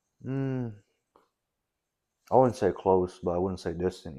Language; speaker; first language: English; native; English